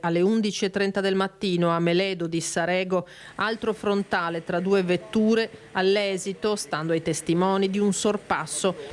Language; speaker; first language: Italian; native; Italian